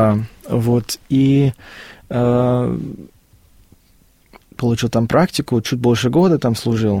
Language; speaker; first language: Russian; non-native, fluent; Afrikaans